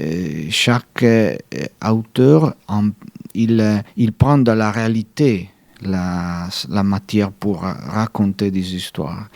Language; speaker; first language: French; non-native, fluent; Italian